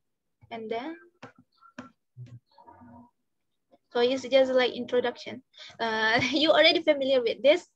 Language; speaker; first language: English; non-native, fluent; Indonesian